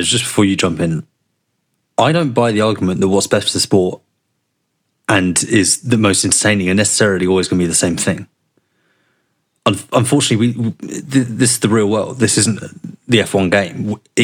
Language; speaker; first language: English; native; English